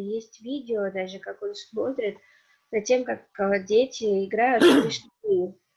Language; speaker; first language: Russian; native; Russian